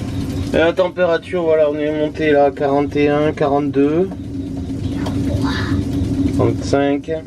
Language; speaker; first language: French; native; French